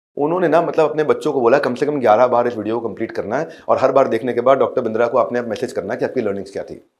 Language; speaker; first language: Hindi; native; Hindi